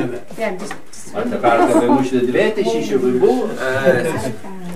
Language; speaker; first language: Ukrainian; early bilingual, heritage; Ukrainian